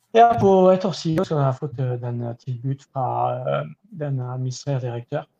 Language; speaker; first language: Norwegian; non-native, fluent; French